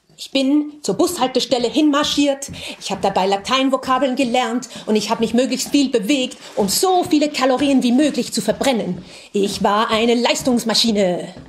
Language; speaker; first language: German; native; German